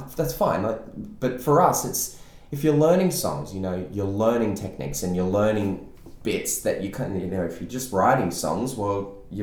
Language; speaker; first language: English; native; English